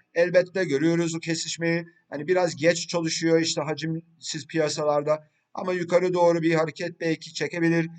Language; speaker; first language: Turkish; early bilingual, heritage; Turkish